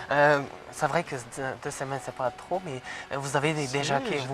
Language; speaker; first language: French; non-native, fluent; Azerbaijani